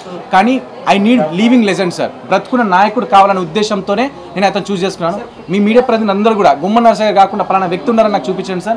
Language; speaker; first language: Telugu; native; Telugu